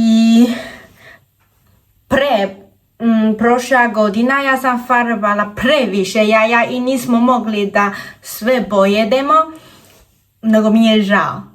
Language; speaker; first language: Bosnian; non-native, learner; Chinese